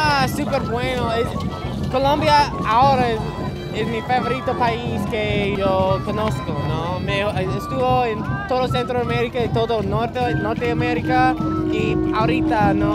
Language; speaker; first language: Spanish; non-native, learner; English